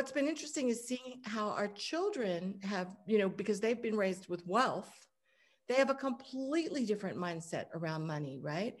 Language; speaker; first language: English; native; English